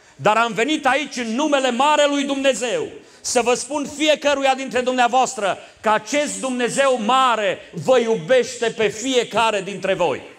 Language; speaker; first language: Romanian; native; Romanian